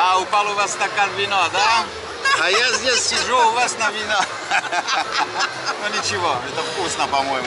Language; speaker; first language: Russian; non-native, fluent; English